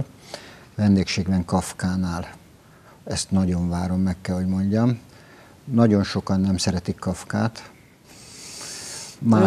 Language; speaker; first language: Hungarian; native; Hungarian